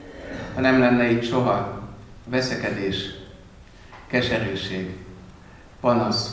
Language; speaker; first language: Hungarian; native; Hungarian